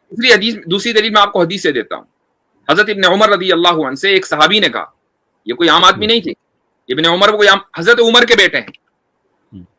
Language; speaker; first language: Urdu; native; Urdu